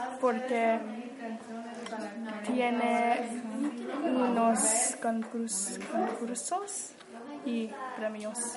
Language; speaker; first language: Spanish; non-native, learner; English